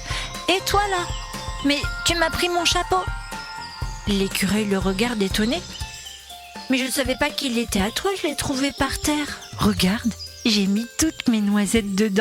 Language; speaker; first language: French; native; French